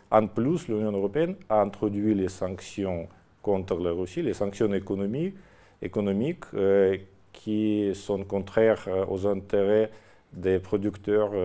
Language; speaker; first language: French; non-native, fluent; Russian